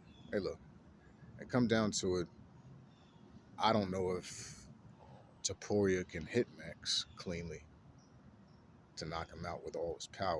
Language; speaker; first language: English; native; English